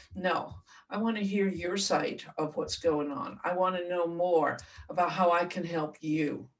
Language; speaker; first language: English; native; English